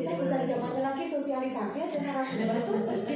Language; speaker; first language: Indonesian; native; Indonesian